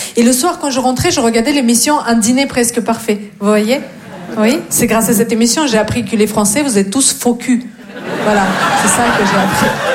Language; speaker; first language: French; non-native, fluent; Russian